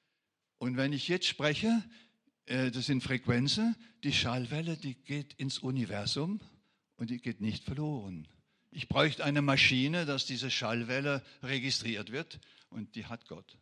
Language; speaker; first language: German; non-native, fluent; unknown